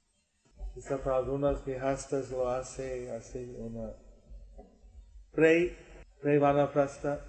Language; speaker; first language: Spanish; non-native, learner; English